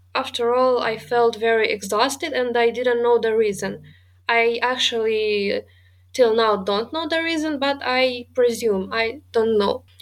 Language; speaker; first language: English; non-native, fluent; Romanian